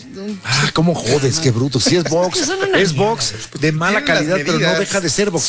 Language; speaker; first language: Spanish; native; Spanish